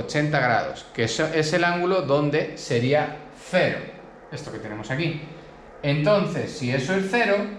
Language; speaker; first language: Spanish; native; Spanish